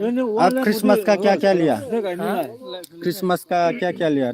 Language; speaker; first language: Hindi; non-native, local second language; Bodo